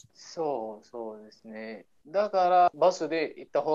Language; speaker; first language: Japanese; non-native, learner; Arabic